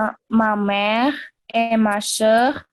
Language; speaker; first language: French; non-native, learner; Indonesian